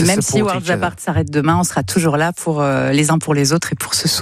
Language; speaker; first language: French; native; French